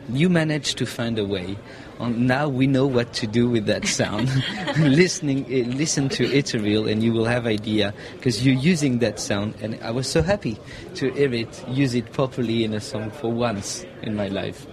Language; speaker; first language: English; non-native, fluent; French